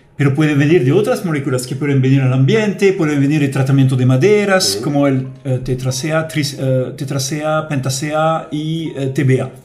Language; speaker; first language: Spanish; non-native, fluent; French